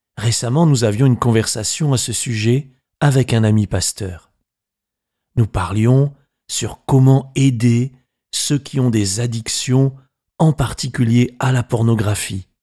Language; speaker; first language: French; native; French